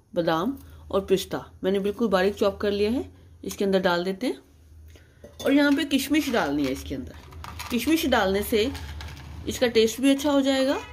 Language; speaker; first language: Hindi; non-native, local second language; Punjabi